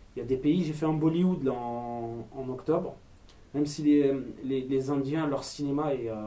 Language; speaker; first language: French; native; French